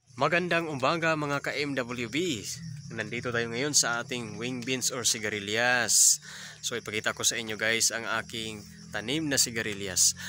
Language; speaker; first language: Filipino; non-native, local second language; Cebuano